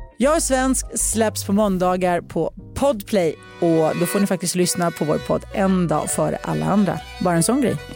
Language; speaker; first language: Swedish; early bilingual, other home language; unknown